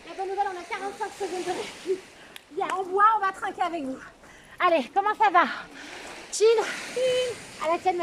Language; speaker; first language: French; native; French